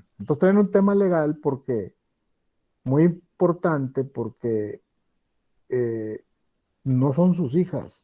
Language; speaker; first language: Spanish; native; Spanish